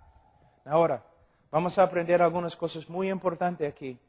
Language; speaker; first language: Spanish; non-native, fluent; English